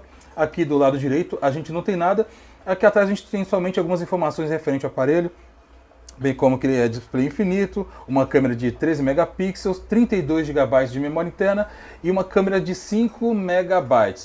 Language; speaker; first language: Portuguese; native; Portuguese